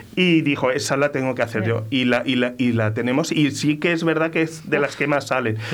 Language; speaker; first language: Spanish; native; Spanish